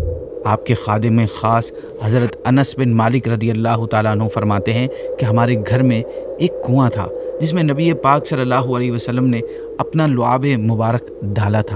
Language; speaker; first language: Urdu; native; Urdu